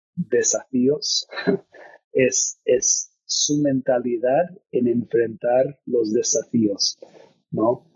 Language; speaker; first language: Spanish; non-native, fluent; English